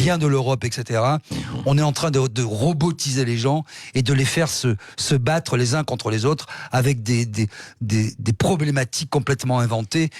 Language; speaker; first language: French; native; French